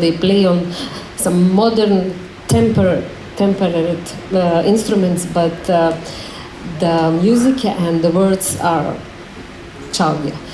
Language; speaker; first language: English; non-native, learner; Macedonian